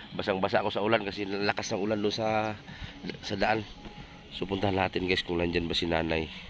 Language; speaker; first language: Filipino; non-native, local second language; Cebuano